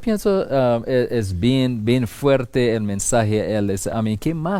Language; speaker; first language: Spanish; non-native, fluent; English